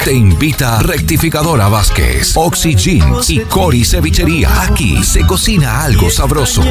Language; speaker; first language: Spanish; native; Spanish